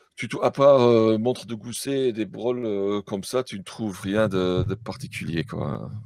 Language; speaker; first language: French; native; French